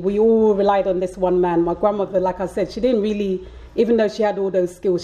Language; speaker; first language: English; early bilingual, other home language; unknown